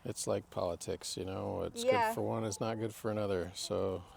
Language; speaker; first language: English; native; English